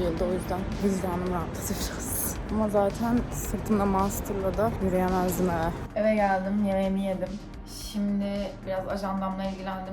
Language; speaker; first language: Turkish; native; Turkish